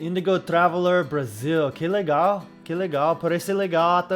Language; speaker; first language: Portuguese; non-native, fluent; English